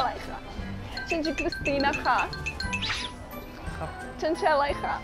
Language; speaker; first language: Thai; non-native, learner; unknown